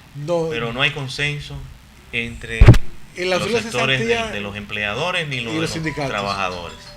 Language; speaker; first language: Spanish; native; Spanish